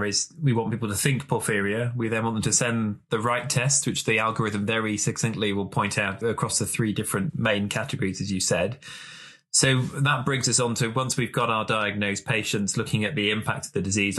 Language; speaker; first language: English; native; English